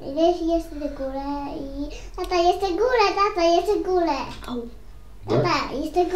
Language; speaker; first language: Polish; early bilingual, heritage; Polish